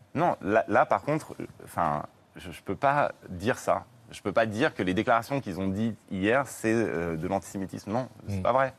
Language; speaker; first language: French; native; French